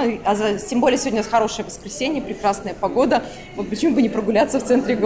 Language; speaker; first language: Russian; native; Russian